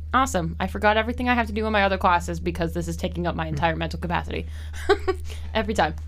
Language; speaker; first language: English; native; English